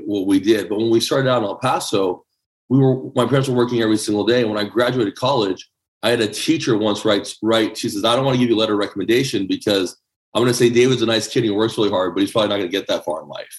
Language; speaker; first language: English; early bilingual, other home language; Chinese